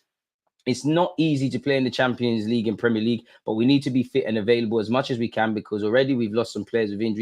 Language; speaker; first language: English; native; English